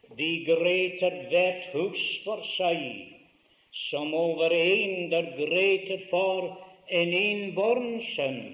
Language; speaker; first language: Norwegian; early bilingual, heritage; Norwegian